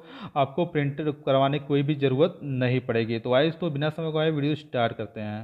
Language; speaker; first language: Hindi; native; Hindi